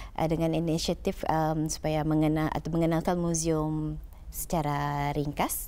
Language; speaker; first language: Malay; native; Malay